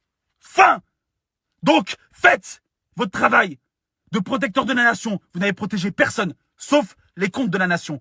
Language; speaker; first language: French; native; French